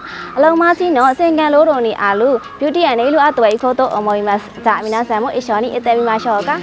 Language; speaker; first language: Japanese; non-native, learner; Burmese